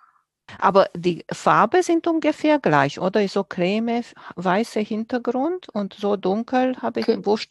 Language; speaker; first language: German; non-native, fluent; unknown